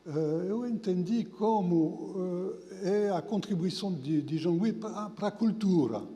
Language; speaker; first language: Portuguese; non-native, fluent; French